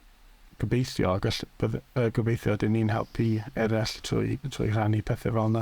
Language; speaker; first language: Welsh; native; Welsh